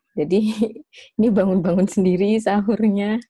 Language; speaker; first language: Indonesian; native; Indonesian